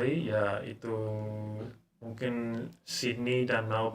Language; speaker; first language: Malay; non-native, learner; English